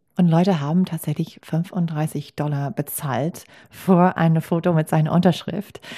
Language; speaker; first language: German; non-native, fluent; English